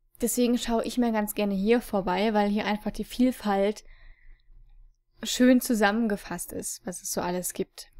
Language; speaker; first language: German; native; German